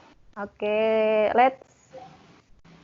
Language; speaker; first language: English; non-native, learner; Indonesian